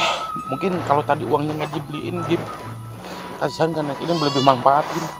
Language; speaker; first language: Indonesian; non-native, local second language; Sundanese